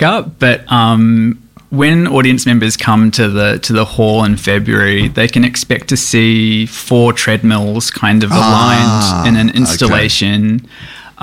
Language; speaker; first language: English; native; English